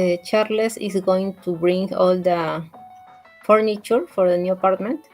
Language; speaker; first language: English; non-native, learner; Spanish